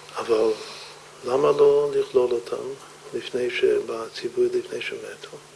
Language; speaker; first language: Hebrew; non-native, fluent; English